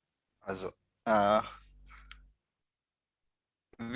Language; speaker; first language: German; non-native, learner; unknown